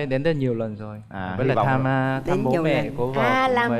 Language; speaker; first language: Vietnamese; non-native, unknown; Korean